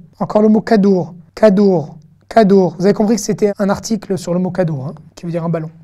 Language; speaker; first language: French; native; French